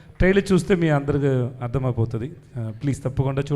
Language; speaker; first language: Telugu; non-native, learner; Tamil